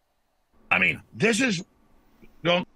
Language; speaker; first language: English; native; English